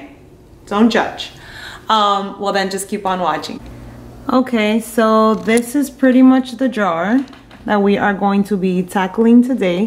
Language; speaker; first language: English; native; English